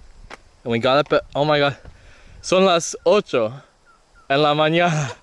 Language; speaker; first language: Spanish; non-native, learner; English